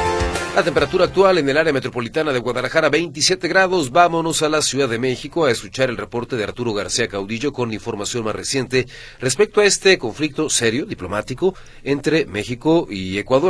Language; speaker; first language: Spanish; native; Spanish